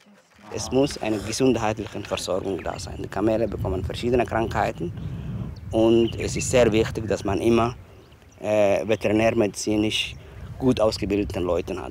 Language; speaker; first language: German; non-native, fluent; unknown